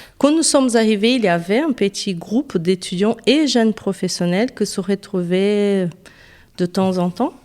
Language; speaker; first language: French; non-native, fluent; Portuguese